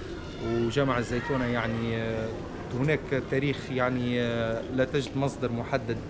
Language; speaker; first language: Arabic; native; Arabic